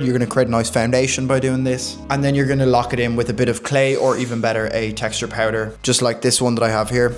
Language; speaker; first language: English; native; English